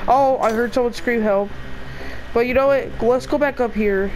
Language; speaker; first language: English; native; English